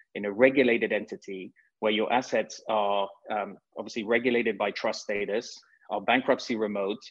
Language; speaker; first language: English; non-native, fluent; French